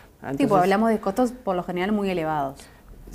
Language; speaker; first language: Spanish; native; Spanish